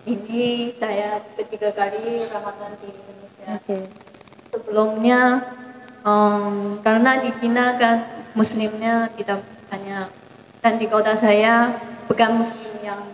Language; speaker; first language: Indonesian; non-native, fluent; Chinese